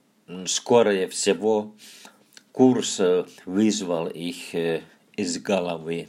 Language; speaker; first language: Russian; non-native, fluent; Finnish